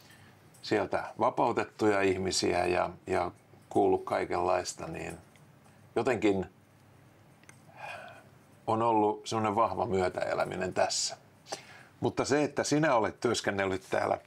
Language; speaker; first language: Finnish; native; Finnish